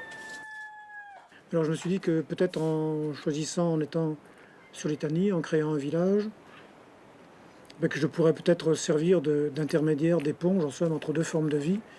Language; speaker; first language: French; native; French